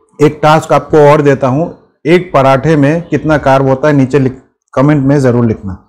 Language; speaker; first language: Hindi; non-native, local second language; Bangla